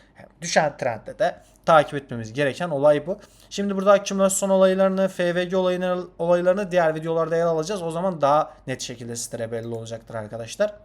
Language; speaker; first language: Turkish; non-native, fluent; Azerbaijani